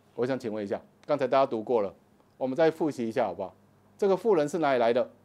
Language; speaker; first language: Chinese; native; Chinese